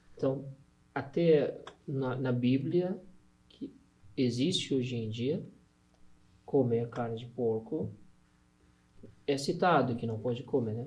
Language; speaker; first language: Portuguese; non-native, learner; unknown